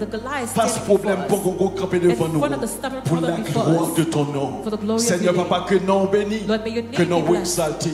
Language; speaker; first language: French; non-native, local second language; Haitian Creole